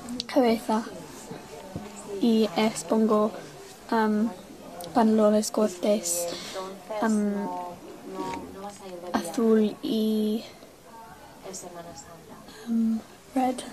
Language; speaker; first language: Spanish; non-native, learner; English